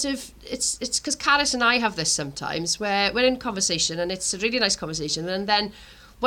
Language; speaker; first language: English; native; English